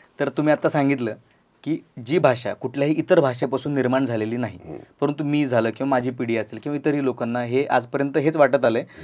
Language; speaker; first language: Marathi; native; Marathi